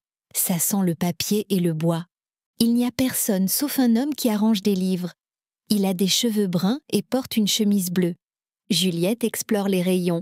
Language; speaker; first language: French; native; French